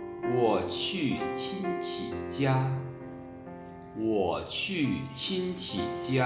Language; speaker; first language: Chinese; non-native, fluent; Lao